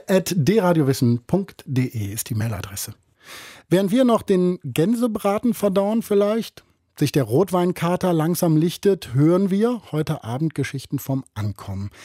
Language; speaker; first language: German; native; German